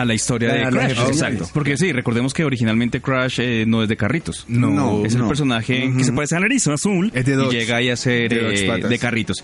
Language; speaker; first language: Spanish; native; Spanish